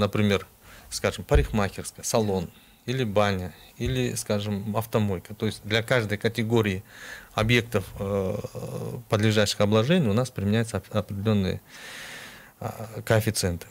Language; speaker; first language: Russian; non-native, local second language; Kyrgyz